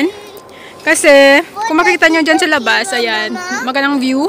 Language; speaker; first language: Filipino; non-native, local second language; Hiligaynon